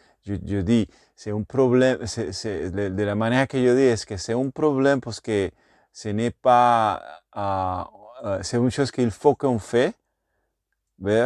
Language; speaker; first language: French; non-native, learner; Spanish